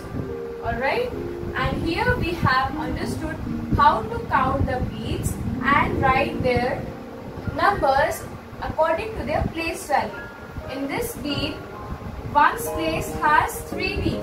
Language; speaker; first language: English; non-native, local second language; Hindi